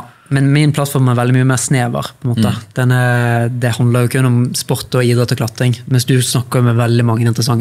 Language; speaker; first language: Norwegian; native; Norwegian